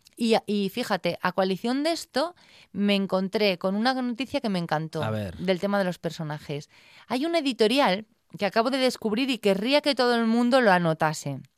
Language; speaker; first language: Spanish; native; Spanish